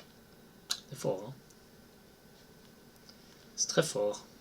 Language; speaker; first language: French; native; French